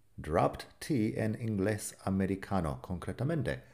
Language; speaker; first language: Spanish; non-native, fluent; English